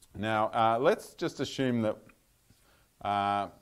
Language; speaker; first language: English; native; English